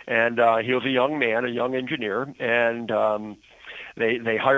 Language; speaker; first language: English; native; English